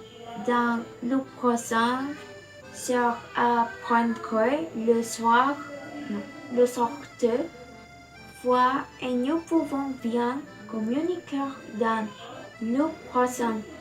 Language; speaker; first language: French; non-native, learner; Spanish